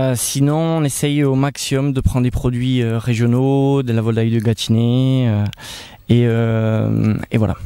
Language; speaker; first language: French; native; French